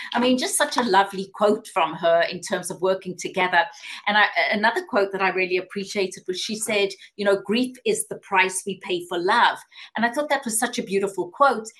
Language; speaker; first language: English; native; English